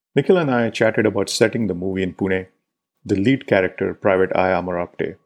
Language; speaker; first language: English; non-native, local second language; Marathi